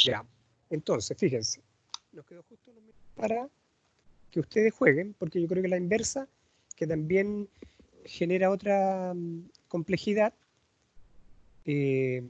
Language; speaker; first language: Spanish; native; Spanish